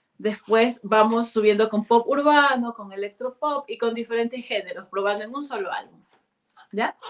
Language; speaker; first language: Spanish; native; Spanish